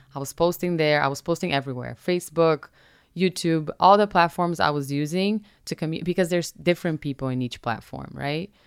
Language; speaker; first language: English; non-native, fluent; Portuguese